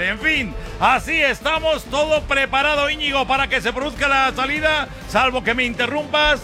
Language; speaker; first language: Spanish; native; Spanish